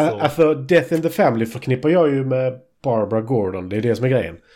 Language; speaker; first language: Swedish; native; Swedish